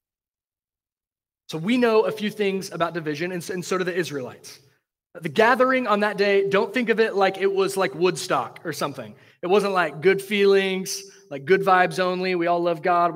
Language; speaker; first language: English; native; English